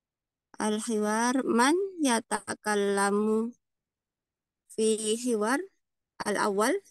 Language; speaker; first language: Arabic; non-native, fluent; Indonesian